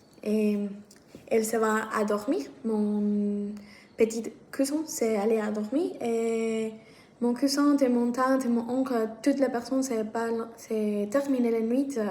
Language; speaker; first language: French; non-native, learner; Spanish